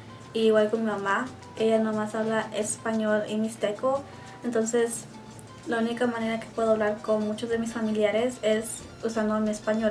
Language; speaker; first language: Spanish; early bilingual, heritage; Spanish